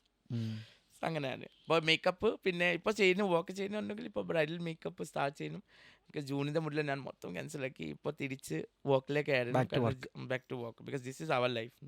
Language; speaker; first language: Malayalam; non-native, local second language; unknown